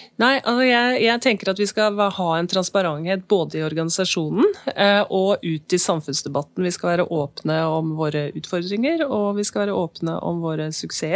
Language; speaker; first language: Norwegian; native; Norwegian